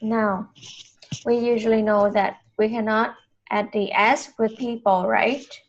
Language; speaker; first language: English; non-native, fluent; Vietnamese